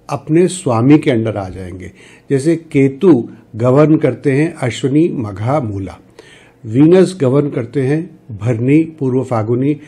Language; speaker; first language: Hindi; native; Hindi